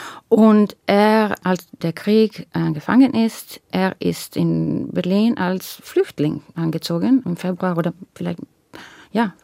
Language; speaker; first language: German; non-native, learner; Italian